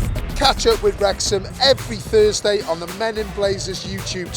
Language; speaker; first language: English; native; English